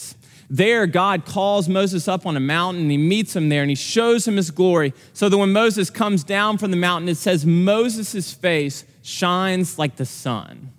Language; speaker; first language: English; native; English